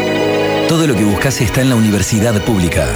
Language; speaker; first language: Spanish; native; Spanish